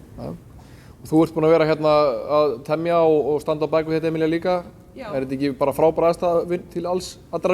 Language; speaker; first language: Icelandic; native; Icelandic